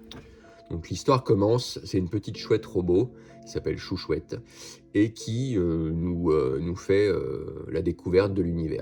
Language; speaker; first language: French; native; French